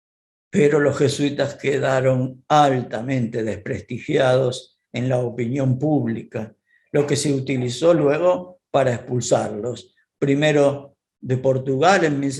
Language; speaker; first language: Spanish; native; Spanish